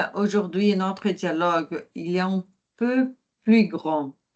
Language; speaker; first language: French; non-native, fluent; Portuguese